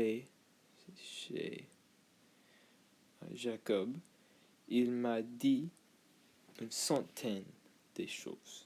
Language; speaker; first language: French; non-native, learner; English